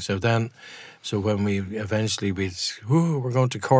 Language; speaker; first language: English; native; English